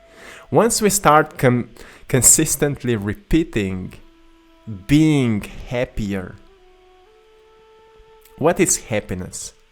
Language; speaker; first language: English; non-native, fluent; Slovenian